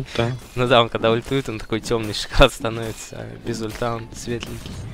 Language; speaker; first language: Russian; native; Russian